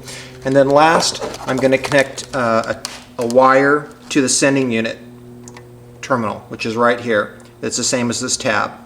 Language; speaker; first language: English; native; English